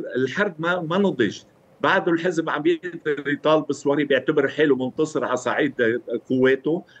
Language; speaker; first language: Arabic; native; Arabic